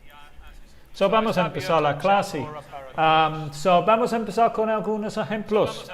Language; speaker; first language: Spanish; non-native, fluent; English